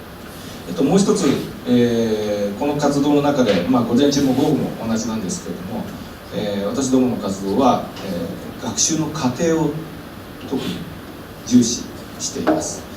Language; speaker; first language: Japanese; native; Japanese